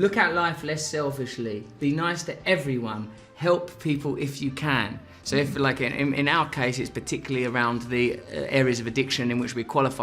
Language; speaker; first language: English; native; English